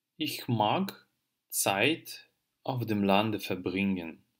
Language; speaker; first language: German; non-native, fluent; Russian